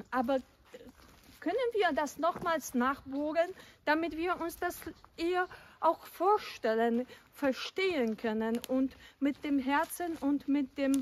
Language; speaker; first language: German; non-native, fluent; Polish